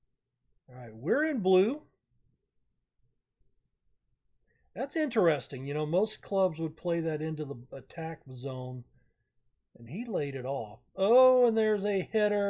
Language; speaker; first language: English; native; English